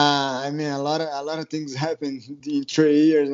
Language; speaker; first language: English; non-native, learner; Portuguese